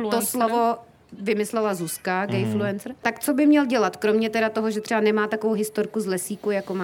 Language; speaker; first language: Czech; native; Czech